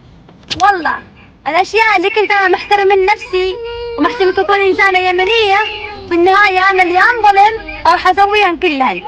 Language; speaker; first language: Arabic; native; Arabic